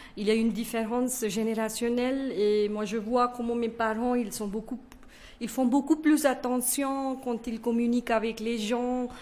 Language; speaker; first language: French; non-native, fluent; Kannada